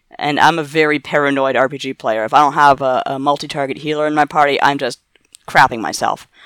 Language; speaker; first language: English; native; English